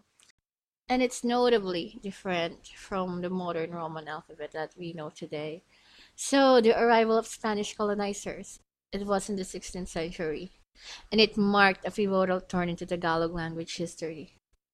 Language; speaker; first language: English; non-native, local second language; Filipino